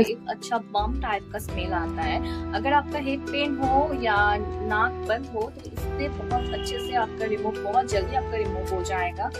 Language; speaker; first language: Hindi; non-native, local second language; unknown